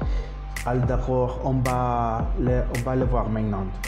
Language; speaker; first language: French; non-native, learner; Spanish